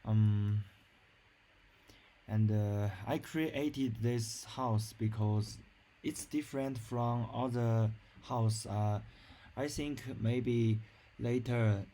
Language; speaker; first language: English; non-native, learner; Chinese